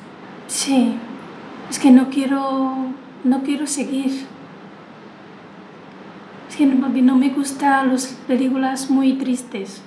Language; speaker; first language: Spanish; non-native, learner; Chinese